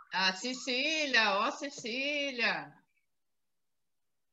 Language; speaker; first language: Portuguese; native; Portuguese